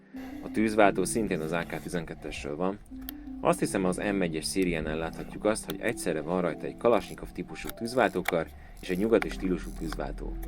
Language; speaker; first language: Hungarian; native; Hungarian